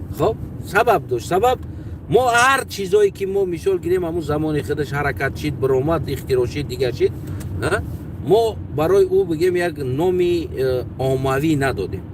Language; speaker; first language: Tajik; native; Tajik